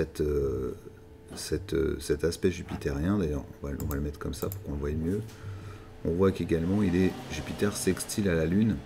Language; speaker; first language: French; native; French